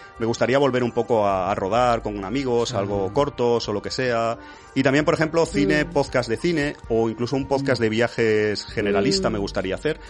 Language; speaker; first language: Spanish; native; Spanish